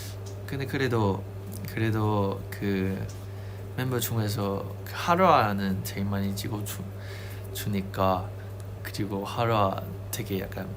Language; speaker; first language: Korean; non-native, fluent; Chinese